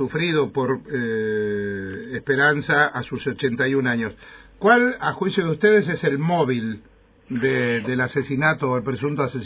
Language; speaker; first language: Spanish; native; Spanish